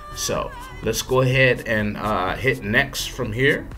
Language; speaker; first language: English; native; English